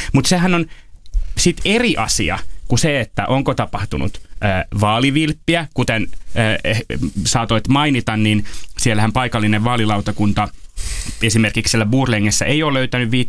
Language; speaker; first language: Finnish; native; Finnish